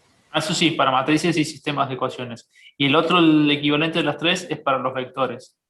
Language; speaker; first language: Spanish; native; Spanish